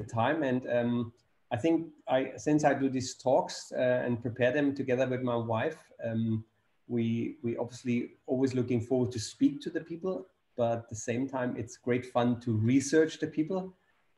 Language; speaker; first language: English; non-native, fluent; German